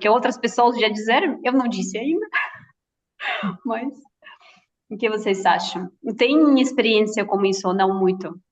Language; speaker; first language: Portuguese; non-native, fluent; Russian